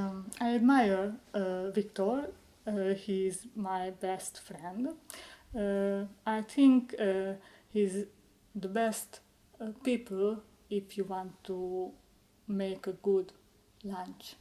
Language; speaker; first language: English; non-native, learner; Hungarian